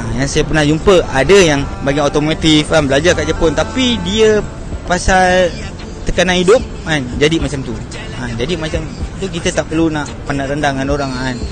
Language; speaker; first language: Malay; native; Malay